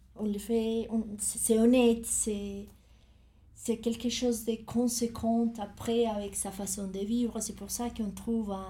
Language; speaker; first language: French; non-native, fluent; Spanish